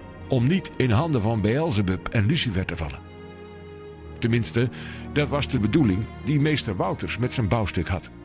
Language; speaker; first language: Dutch; native; Dutch